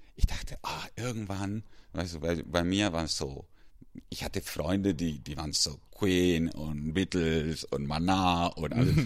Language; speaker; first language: German; non-native, fluent; Spanish